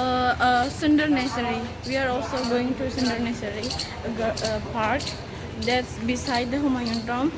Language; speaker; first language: English; non-native, learner; Indonesian